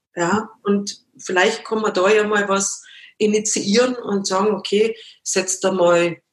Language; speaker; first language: German; native; German